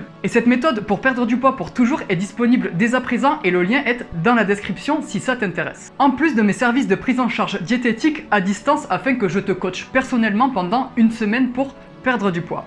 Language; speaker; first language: French; native; French